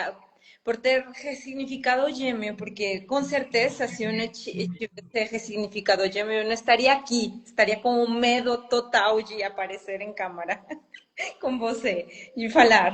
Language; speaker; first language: Portuguese; non-native, fluent; Spanish